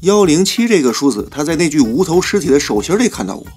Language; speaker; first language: Chinese; native; Chinese